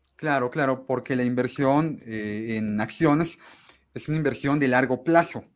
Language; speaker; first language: Spanish; native; Spanish